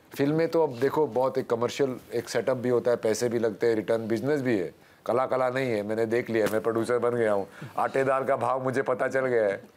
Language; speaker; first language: Hindi; native; Hindi